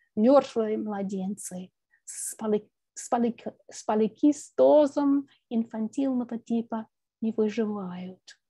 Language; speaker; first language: Russian; non-native, fluent; English